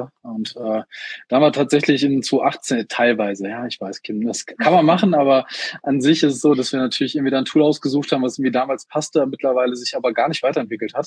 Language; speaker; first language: German; native; German